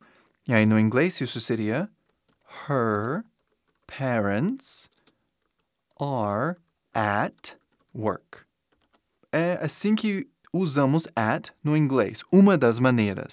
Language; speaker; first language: Portuguese; non-native, fluent; English